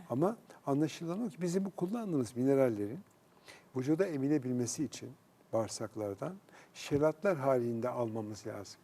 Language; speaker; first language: Turkish; native; Turkish